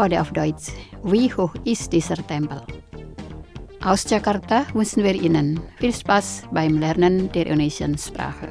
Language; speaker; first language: German; non-native, fluent; Indonesian